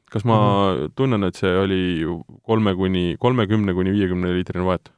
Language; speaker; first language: Estonian; native; Estonian